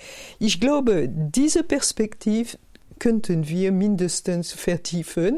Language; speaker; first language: German; non-native, fluent; French